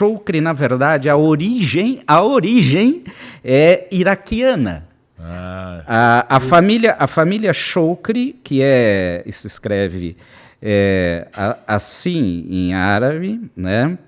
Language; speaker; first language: Portuguese; native; Portuguese